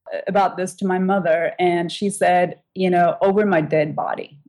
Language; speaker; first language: English; non-native, fluent; Turkish